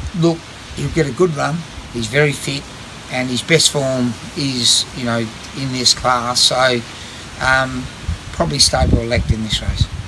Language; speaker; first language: English; native; English